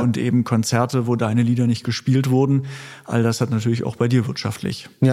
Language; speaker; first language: German; native; German